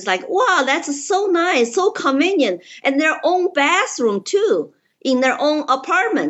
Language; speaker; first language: English; non-native, fluent; Chinese